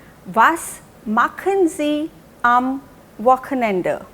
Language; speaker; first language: German; non-native, fluent; Hindi